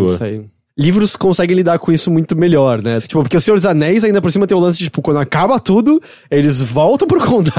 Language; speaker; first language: Portuguese; native; Portuguese